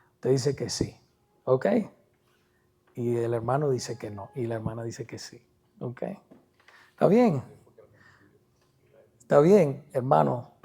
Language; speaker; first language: Spanish; native; Spanish